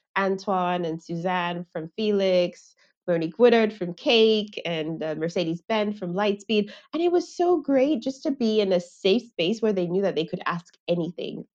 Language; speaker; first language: English; non-native, local second language; Yoruba